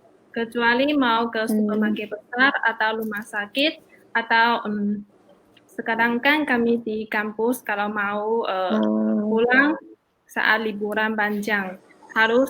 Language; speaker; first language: Indonesian; non-native, fluent; Chinese